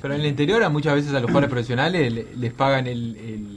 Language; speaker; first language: Spanish; native; Spanish